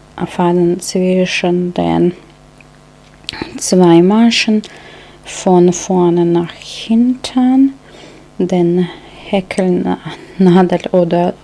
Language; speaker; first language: German; non-native, fluent; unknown